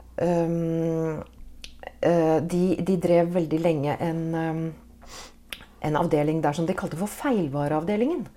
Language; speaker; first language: Norwegian; native; Norwegian